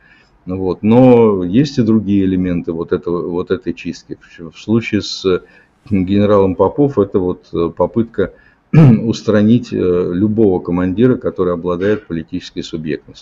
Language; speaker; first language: Russian; native; Russian